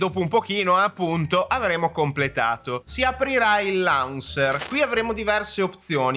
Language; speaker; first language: Italian; native; Italian